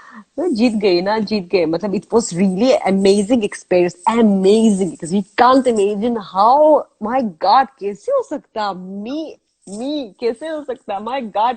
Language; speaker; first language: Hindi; non-native, learner; Azerbaijani